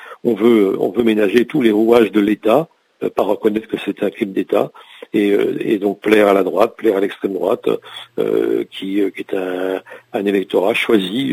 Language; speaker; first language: French; native; French